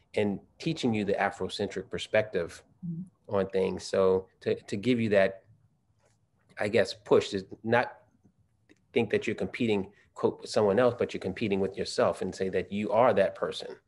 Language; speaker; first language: English; native; English